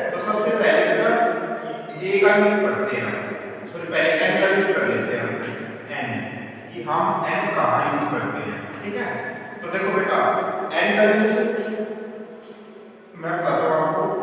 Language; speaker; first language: Hindi; native; Hindi